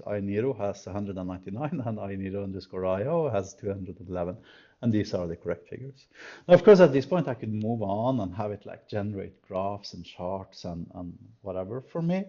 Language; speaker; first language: English; non-native, fluent; Norwegian